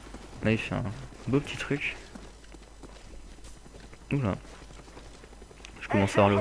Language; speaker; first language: French; native; French